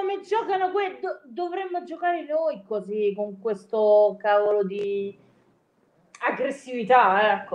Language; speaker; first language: Italian; native; Italian